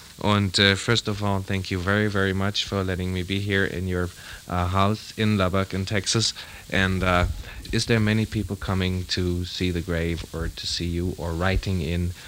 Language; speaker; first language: English; non-native, fluent; German